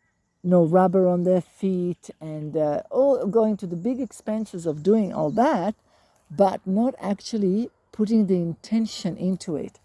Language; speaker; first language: English; native; English